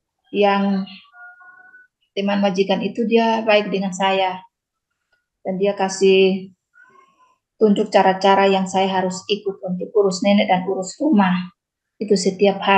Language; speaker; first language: Indonesian; non-native, local second language; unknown